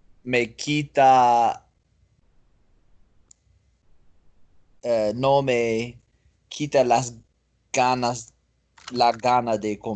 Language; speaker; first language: Spanish; non-native, learner; English